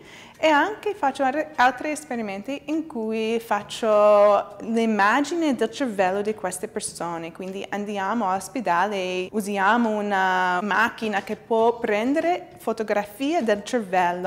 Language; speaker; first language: Italian; non-native, learner; English